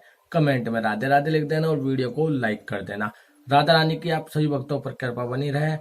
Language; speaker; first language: Hindi; native; Hindi